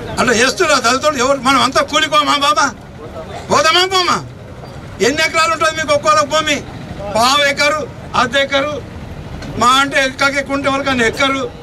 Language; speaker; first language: Telugu; native; Telugu